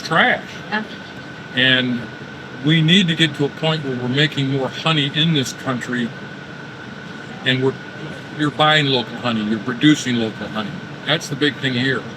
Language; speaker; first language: English; native; English